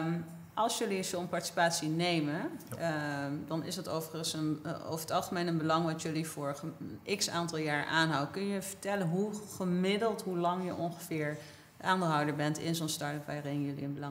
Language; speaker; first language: Dutch; native; Dutch